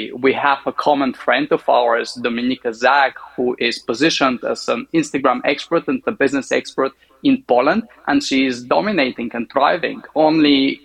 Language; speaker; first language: English; non-native, fluent; Bulgarian